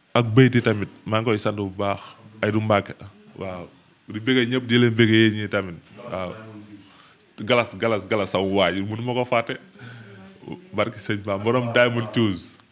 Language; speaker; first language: Wolof; native; Wolof